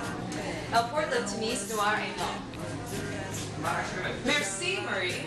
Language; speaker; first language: French; non-native, learner; English